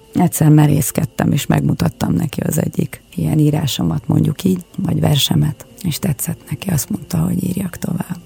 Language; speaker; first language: Hungarian; non-native, fluent; Russian